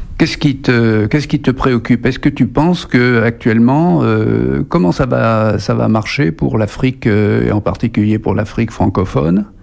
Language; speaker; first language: French; native; French